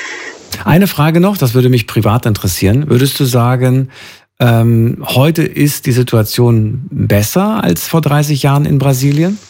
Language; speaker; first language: German; native; German